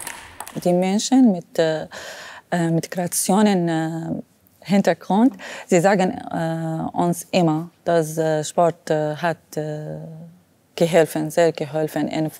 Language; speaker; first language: German; non-native, learner; Arabic